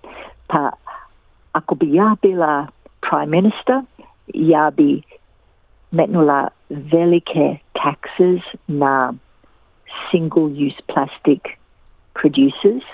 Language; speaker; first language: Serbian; early bilingual, heritage; English